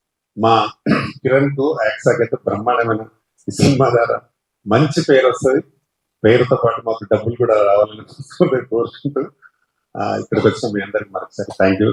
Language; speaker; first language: Telugu; native; Telugu